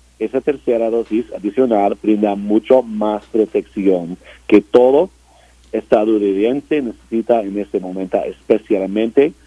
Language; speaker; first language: Spanish; non-native, learner; English